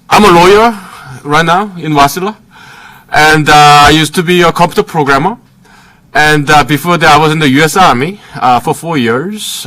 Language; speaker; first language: English; early bilingual, other home language; Korean